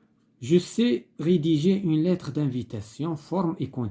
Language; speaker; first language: French; non-native, local second language; Arabic